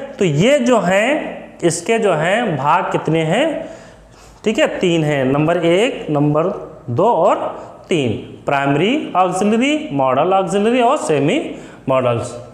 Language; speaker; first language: Hindi; native; Hindi